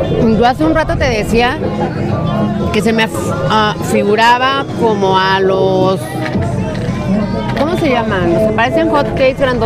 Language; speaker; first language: Spanish; native; Spanish